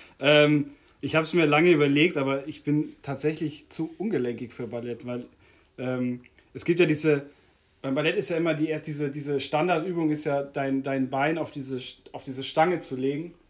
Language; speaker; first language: German; native; German